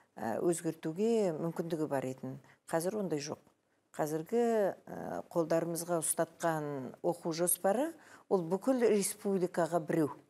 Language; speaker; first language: Kazakh; native; Kazakh